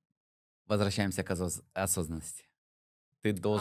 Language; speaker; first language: Russian; native; Russian